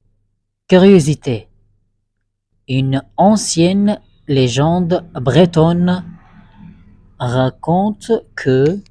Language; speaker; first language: French; non-native, fluent; Arabic